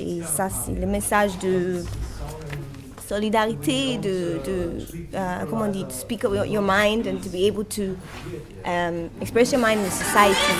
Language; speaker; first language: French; non-native, learner; English